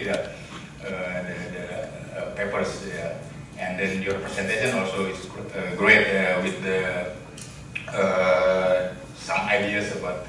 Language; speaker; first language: English; non-native, learner; Indonesian